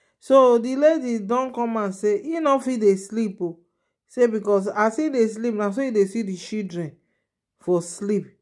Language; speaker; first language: Nigerian Pidgin; non-native, local second language; Yoruba